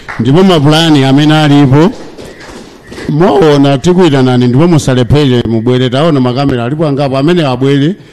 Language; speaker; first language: Nyanja; native; Nyanja